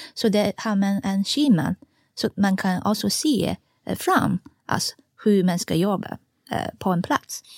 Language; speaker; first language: Swedish; non-native, fluent; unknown